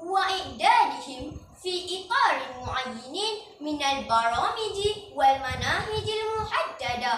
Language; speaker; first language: Arabic; non-native, learner; Malay